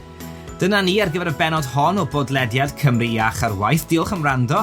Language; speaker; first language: Welsh; native; Welsh